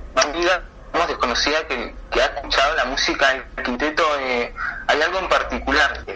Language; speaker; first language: Spanish; native; Spanish